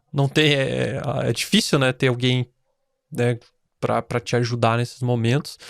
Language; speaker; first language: Portuguese; native; Portuguese